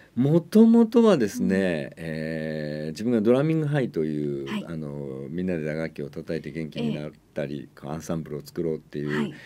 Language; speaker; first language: Japanese; native; Japanese